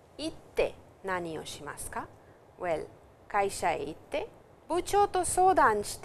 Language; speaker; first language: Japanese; non-native, fluent; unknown